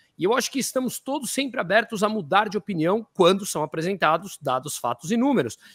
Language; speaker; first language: Portuguese; native; Portuguese